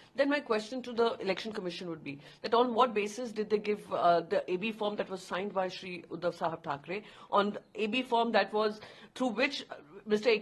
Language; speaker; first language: English; non-native, local second language; Hindi